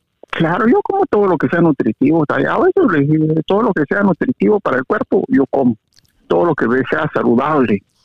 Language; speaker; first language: Spanish; native; Spanish